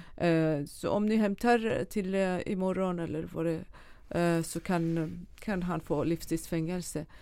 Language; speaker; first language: Swedish; non-native, fluent; Persian